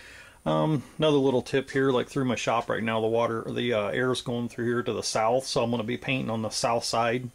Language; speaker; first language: English; native; English